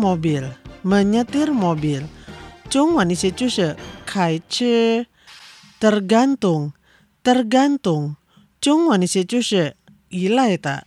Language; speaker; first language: Chinese; non-native, fluent; Indonesian